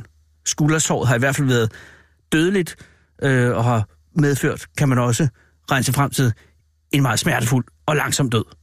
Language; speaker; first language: Danish; native; Danish